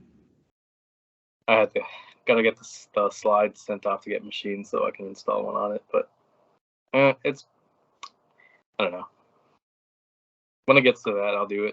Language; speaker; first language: English; native; English